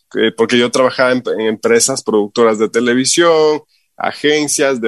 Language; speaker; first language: Spanish; native; Spanish